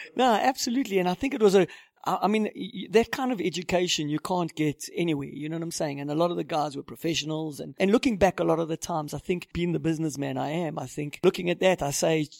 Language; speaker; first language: English; native; English